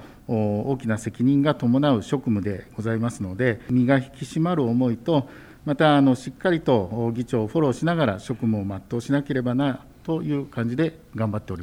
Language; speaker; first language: Japanese; native; Japanese